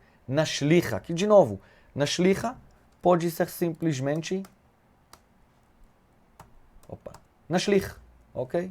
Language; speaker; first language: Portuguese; non-native, fluent; Hebrew